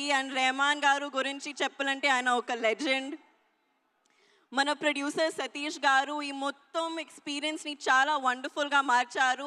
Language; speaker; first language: Telugu; non-native, learner; Hindi